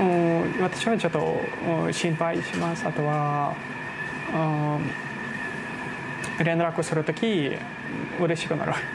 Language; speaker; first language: Japanese; non-native, learner; Ukrainian